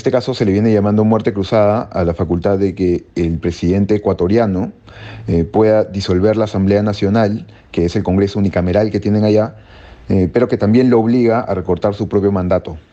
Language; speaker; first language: Spanish; native; Spanish